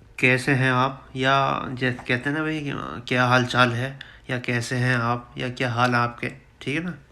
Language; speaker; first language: Urdu; native; Urdu